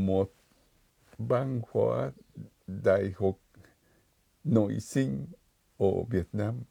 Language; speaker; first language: Vietnamese; non-native, fluent; Japanese